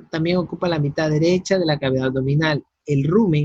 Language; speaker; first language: Spanish; native; Spanish